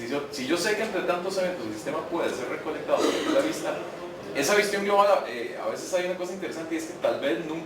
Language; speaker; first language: Spanish; native; Spanish